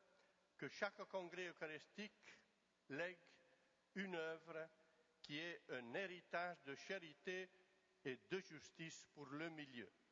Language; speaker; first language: French; non-native, fluent; Italian